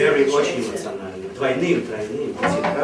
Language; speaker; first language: Russian; native; Russian